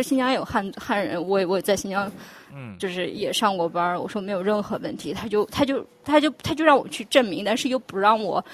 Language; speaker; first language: Chinese; non-native, local second language; Uyghur